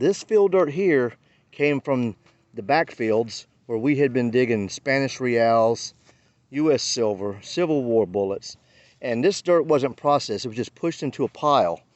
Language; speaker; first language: English; native; English